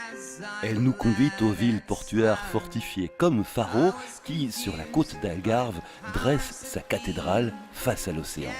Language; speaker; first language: French; native; French